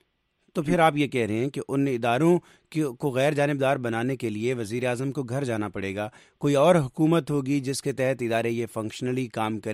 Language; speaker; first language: Urdu; native; Urdu